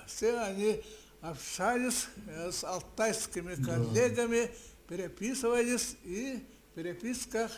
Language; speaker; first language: Russian; non-native, local second language; Yakut